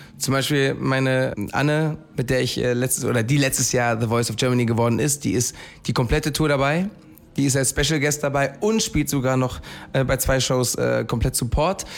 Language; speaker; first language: German; early bilingual, heritage; German